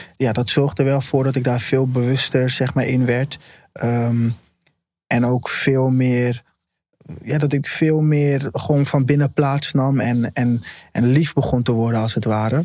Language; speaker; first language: Dutch; early bilingual, other home language; Papiamento